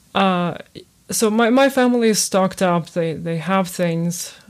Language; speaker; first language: English; early bilingual, other home language; Ukrainian